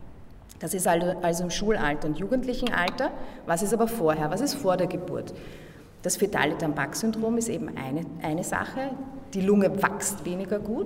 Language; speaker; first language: German; native; German